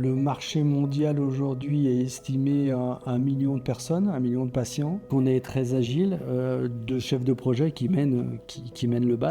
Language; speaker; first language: French; native; French